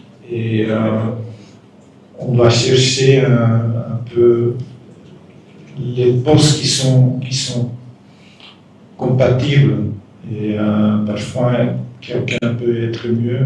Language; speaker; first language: French; non-native, fluent; Dutch